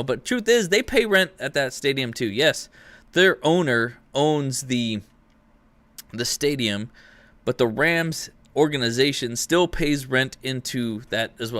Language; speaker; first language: English; native; English